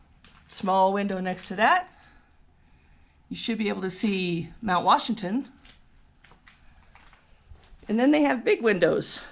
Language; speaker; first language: English; native; English